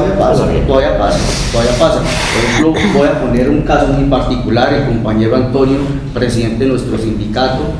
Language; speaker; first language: Spanish; native; Spanish